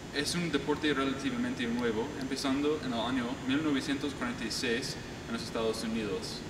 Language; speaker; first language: Spanish; non-native, fluent; English